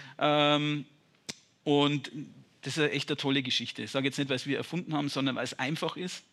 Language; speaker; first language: German; native; German